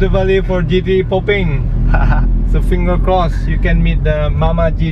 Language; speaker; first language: English; non-native, learner; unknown